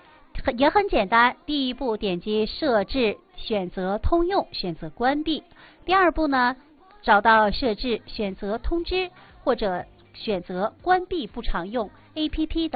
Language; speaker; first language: Chinese; native; Chinese